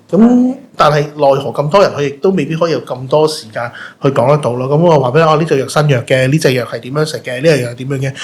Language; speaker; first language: Cantonese; native; Cantonese